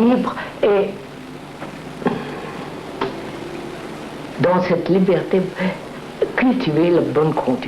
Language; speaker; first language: French; non-native, learner; Telugu